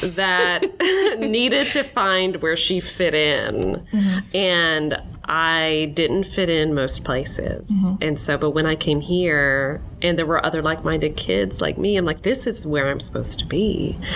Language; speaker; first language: English; native; English